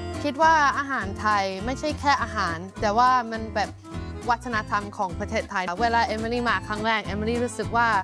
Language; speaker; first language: Thai; non-native, fluent; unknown